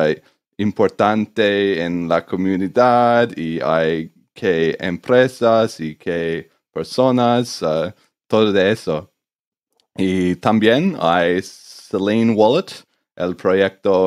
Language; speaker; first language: Spanish; non-native, learner; English